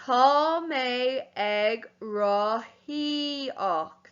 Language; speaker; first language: Irish; non-native, local second language; English